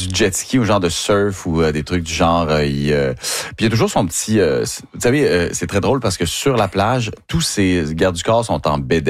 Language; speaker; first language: French; native; French